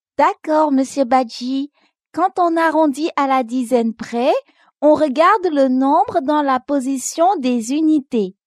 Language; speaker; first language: French; non-native, local second language; Wolof